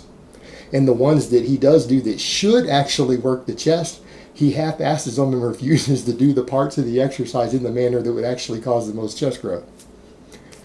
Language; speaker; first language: English; native; English